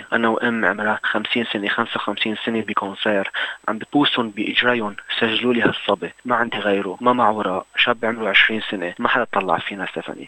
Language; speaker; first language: Arabic; native; Arabic